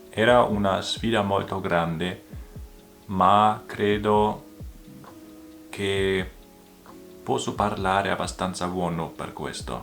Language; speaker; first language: Italian; non-native, learner; German